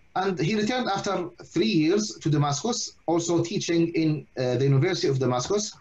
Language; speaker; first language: English; non-native, fluent; Arabic